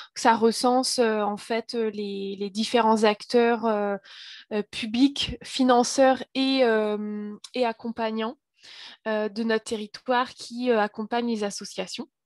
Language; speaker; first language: French; native; French